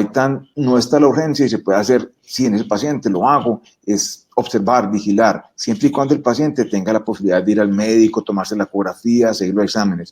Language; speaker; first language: Spanish; native; Spanish